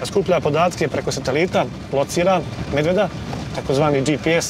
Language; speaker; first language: Croatian; native; Croatian